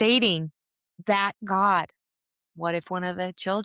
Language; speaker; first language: English; native; English